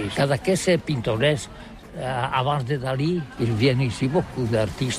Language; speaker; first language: French; non-native, learner; Catalan